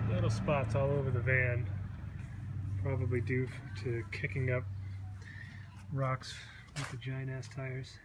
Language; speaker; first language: English; native; English